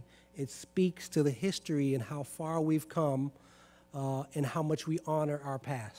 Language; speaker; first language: English; native; English